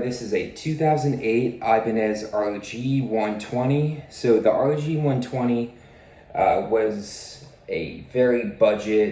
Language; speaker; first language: English; native; English